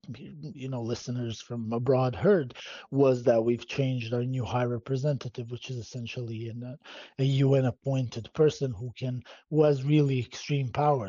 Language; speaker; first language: English; non-native, fluent; Bosnian